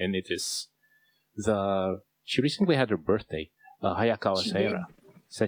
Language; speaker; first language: English; non-native, local second language; Filipino